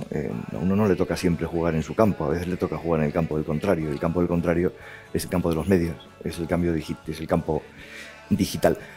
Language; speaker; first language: Spanish; native; Spanish